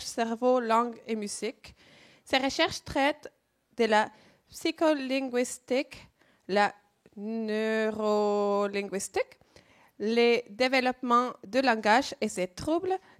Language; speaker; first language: French; non-native, learner; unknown